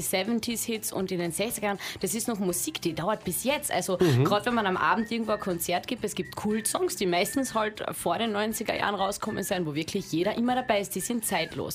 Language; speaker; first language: German; native; German